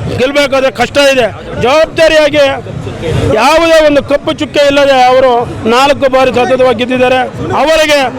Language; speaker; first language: Kannada; native; Kannada